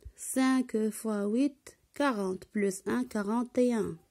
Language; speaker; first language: French; non-native, local second language; Arabic